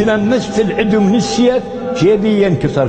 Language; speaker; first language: Arabic; native; Arabic